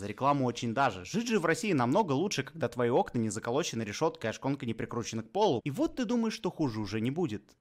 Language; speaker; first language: Russian; native; Russian